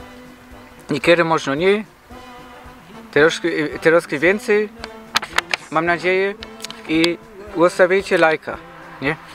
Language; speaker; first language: Polish; early bilingual, heritage; German